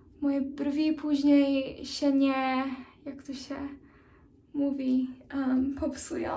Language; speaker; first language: Polish; early bilingual, heritage; Polish